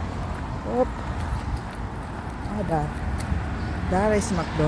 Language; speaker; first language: Dutch; non-native, learner; Filipino